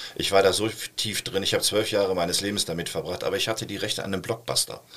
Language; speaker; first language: German; native; German